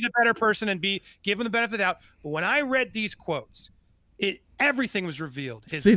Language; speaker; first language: English; native; English